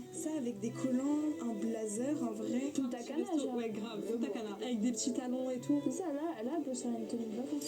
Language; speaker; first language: French; native; French